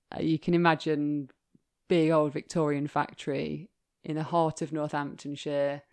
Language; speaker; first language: English; native; English